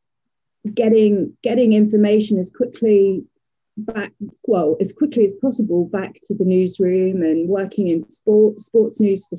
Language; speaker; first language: English; native; English